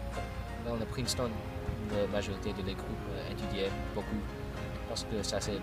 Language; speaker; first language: French; non-native, learner; English